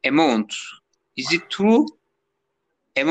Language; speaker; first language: English; non-native, learner; Turkish